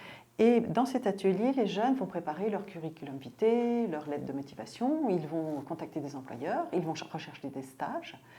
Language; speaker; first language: French; native; French